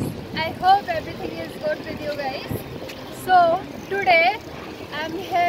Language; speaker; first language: English; non-native, local second language; Hindi